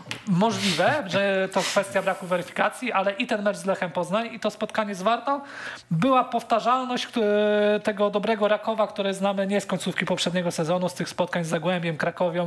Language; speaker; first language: Polish; native; Polish